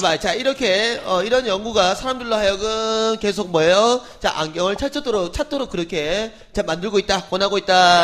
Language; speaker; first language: Korean; native; Korean